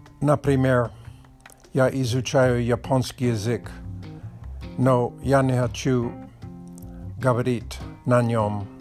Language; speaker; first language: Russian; non-native, learner; English